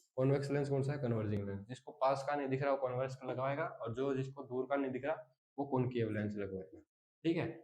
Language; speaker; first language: Hindi; native; Hindi